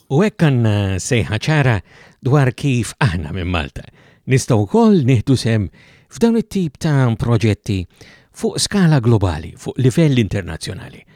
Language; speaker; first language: Maltese; native; Maltese